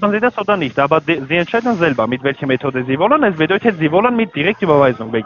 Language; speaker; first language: German; non-native, learner; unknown